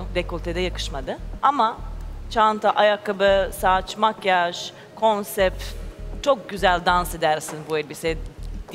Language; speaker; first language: Turkish; non-native, fluent; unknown